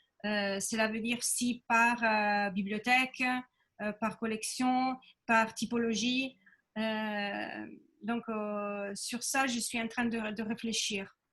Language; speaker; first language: French; non-native, fluent; Italian